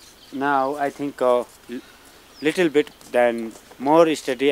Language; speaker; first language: English; non-native, learner; Nepali